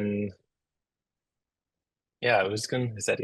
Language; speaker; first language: Turkish; non-native, learner; English